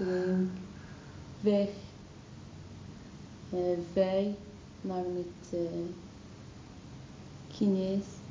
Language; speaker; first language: Dutch; non-native, learner; Arabic